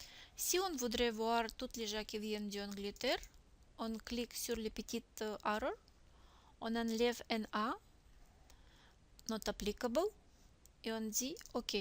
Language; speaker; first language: French; non-native, learner; Russian